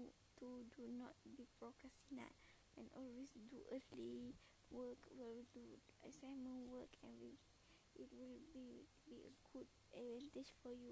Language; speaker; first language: English; non-native, learner; Malay